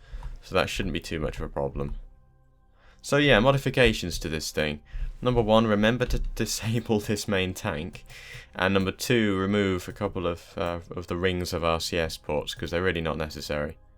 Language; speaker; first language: English; native; English